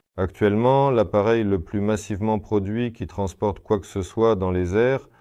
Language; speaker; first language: French; non-native, fluent; Russian